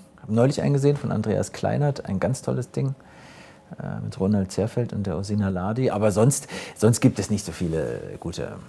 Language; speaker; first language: German; native; German